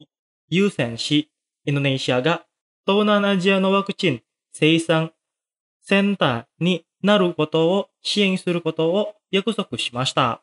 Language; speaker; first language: Japanese; non-native, fluent; Indonesian